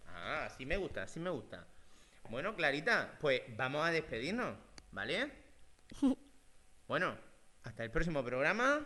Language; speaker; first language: Spanish; native; Spanish